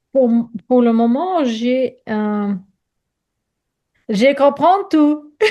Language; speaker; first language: French; non-native, learner; Ukrainian